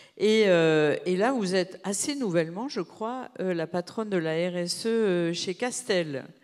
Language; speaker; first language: French; native; French